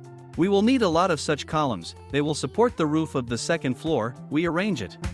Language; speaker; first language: English; non-native, fluent; Russian